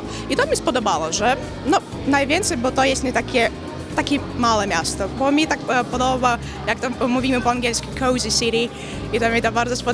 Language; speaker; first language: Polish; non-native, fluent; Ukrainian